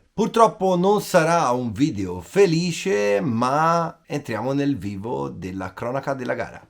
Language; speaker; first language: Italian; native; Italian